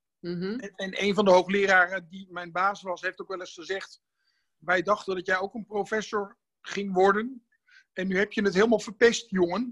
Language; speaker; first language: Dutch; native; Dutch